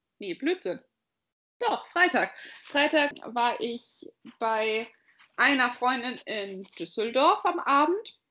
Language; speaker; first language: German; native; German